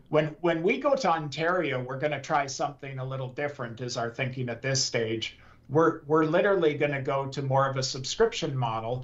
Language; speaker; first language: English; native; English